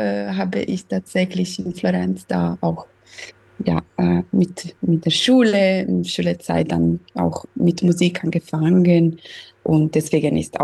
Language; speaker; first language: German; non-native, fluent; Italian